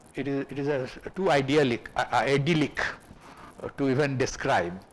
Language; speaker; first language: English; non-native, local second language; Bangla